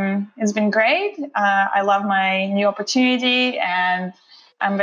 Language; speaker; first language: English; non-native, fluent; Russian